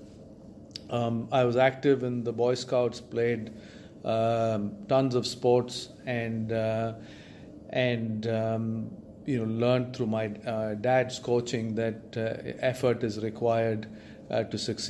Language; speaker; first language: English; non-native, local second language; Tamil